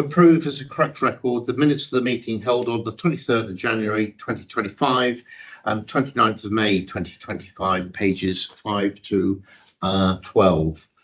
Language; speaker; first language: English; native; English